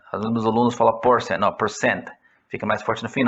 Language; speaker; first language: Portuguese; non-native, fluent; English